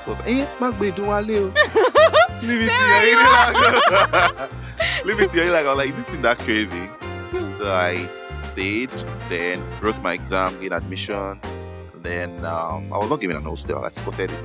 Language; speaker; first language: English; non-native, local second language; Yoruba